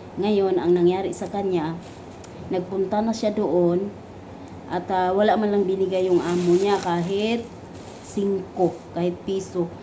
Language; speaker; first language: Filipino; non-native, local second language; Cebuano